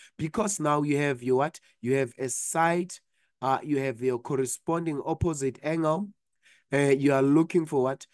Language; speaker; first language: English; non-native, local second language; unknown